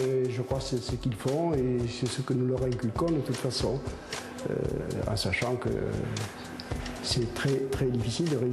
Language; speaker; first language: French; native; French